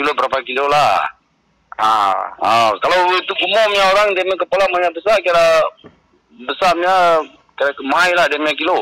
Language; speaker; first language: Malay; non-native, local second language; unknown